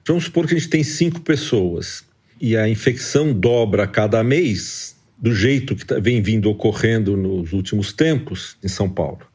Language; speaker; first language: Portuguese; native; Portuguese